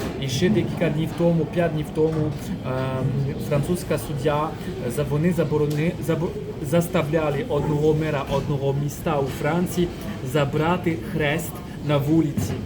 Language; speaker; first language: Ukrainian; non-native, fluent; French